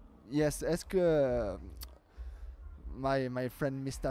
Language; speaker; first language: English; non-native, learner; French